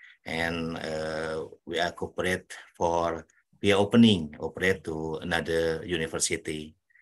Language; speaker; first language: English; non-native, learner; Indonesian